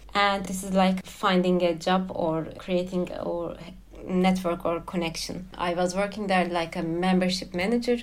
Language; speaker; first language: English; non-native, fluent; Turkish